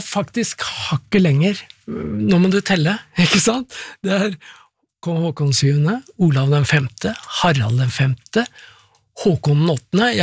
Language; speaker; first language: Norwegian; native; Norwegian